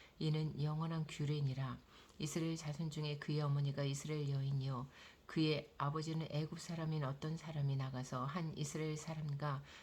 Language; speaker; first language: Korean; native; Korean